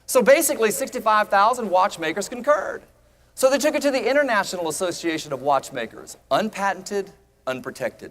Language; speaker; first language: English; native; English